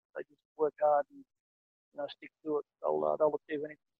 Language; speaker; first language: English; native; English